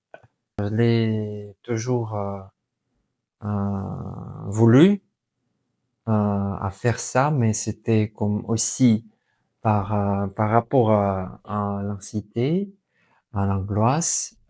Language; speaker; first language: French; non-native, fluent; Russian